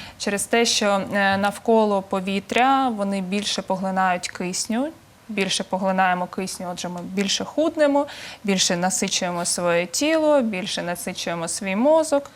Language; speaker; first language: Ukrainian; native; Ukrainian